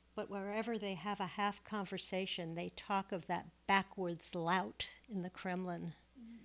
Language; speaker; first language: English; native; English